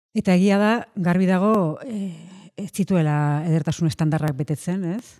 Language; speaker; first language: Basque; native; Basque